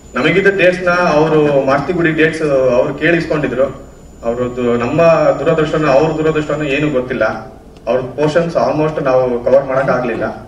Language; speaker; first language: Kannada; native; Kannada